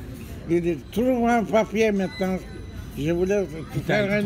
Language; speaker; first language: French; non-native, learner; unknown